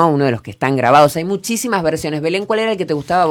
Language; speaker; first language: Spanish; native; Spanish